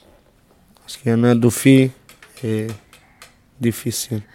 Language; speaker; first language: French; non-native, learner; Romanian